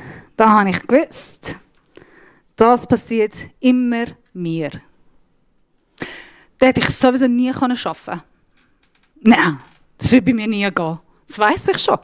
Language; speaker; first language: German; non-native, fluent; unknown